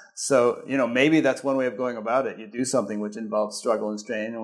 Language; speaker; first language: English; native; English